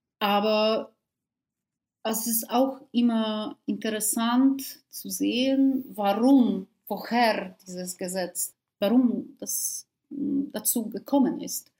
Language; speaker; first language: German; non-native, fluent; Polish